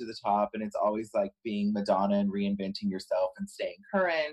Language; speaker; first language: English; native; English